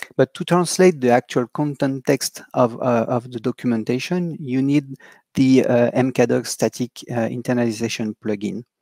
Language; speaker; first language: English; non-native, fluent; French